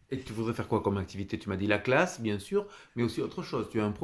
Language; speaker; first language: French; native; French